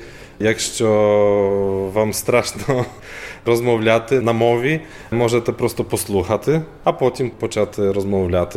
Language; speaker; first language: Ukrainian; non-native, fluent; Polish